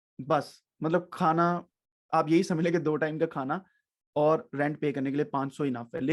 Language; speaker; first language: Urdu; native; Urdu